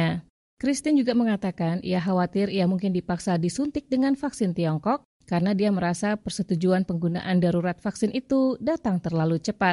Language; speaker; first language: Indonesian; native; Indonesian